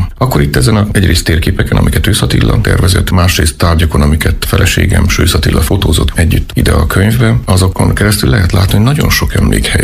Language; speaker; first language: Hungarian; native; Hungarian